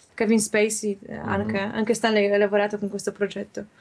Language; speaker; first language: Italian; non-native, fluent; Polish